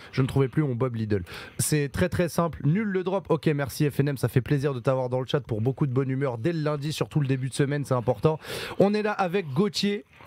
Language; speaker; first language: French; native; French